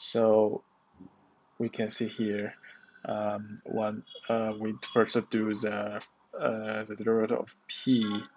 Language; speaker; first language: English; non-native, learner; Chinese